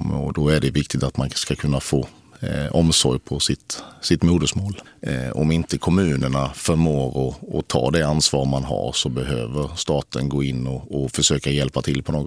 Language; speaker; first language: Swedish; native; Swedish